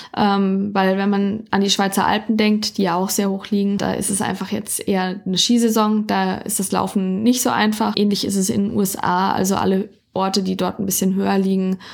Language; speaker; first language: German; native; German